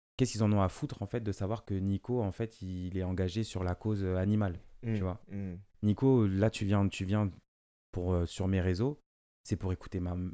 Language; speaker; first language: French; non-native, local second language; Lingala